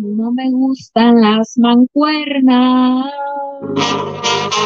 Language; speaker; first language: Spanish; native; Spanish